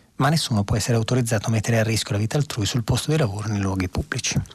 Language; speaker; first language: Italian; native; Italian